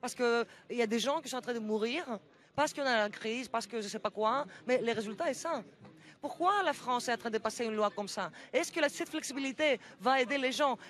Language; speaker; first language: French; non-native, fluent; Greek